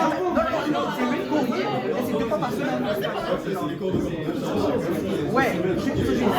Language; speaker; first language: French; non-native, local second language; English